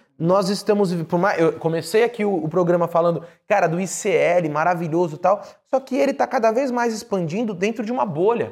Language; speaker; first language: Portuguese; native; Portuguese